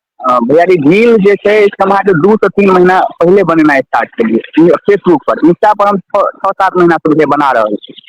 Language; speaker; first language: Maithili; native; Maithili